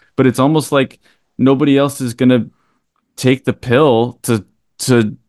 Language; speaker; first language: English; native; English